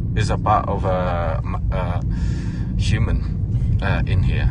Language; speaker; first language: English; non-native, fluent; Indonesian